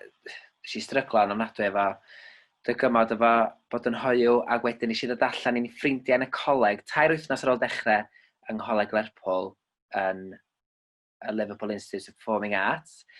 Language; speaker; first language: Welsh; native; Welsh